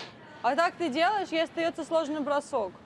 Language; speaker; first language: Russian; native; Russian